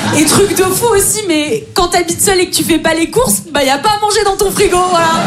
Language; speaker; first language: French; native; French